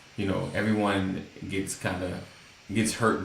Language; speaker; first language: English; native; English